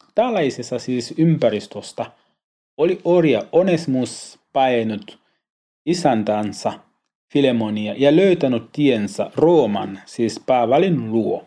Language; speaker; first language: Finnish; non-native, learner; Swahili